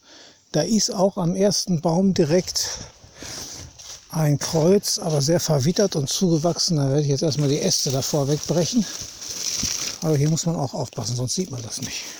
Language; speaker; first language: German; native; German